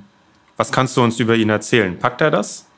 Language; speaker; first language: German; native; German